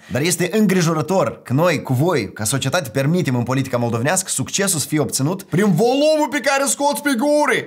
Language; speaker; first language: Romanian; native; Romanian